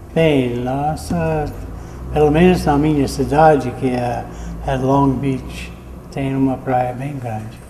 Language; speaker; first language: Portuguese; non-native, fluent; English